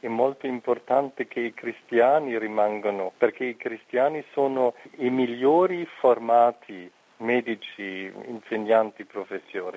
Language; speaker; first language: Italian; non-native, fluent; German